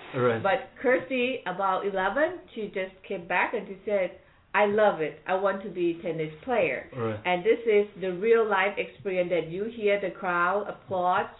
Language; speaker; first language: English; non-native, fluent; Thai